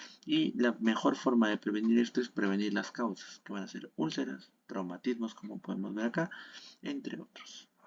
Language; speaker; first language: Spanish; native; Spanish